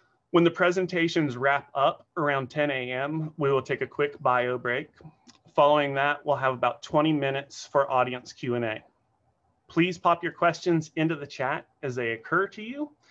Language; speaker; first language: English; native; English